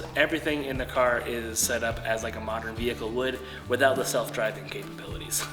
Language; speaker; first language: English; native; English